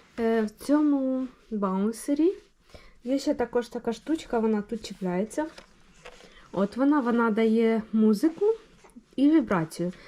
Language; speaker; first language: Ukrainian; native; Ukrainian